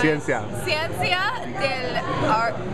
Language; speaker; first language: Spanish; non-native, learner; English